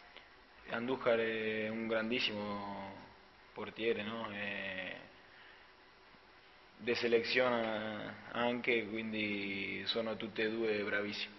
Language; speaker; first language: Italian; non-native, fluent; Spanish